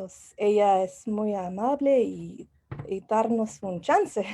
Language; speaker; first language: Spanish; non-native, learner; English